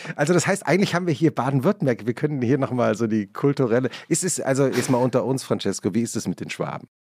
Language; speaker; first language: German; native; German